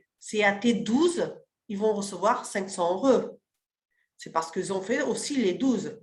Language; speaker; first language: French; early bilingual, other home language; Portuguese